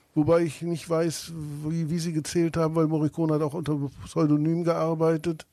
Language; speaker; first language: German; native; German